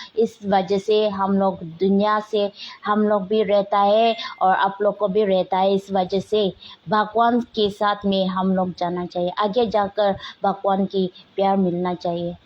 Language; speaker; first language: Hindi; non-native, local second language; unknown